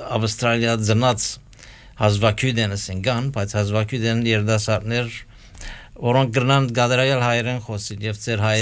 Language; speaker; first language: Armenian; early bilingual, heritage; Armenian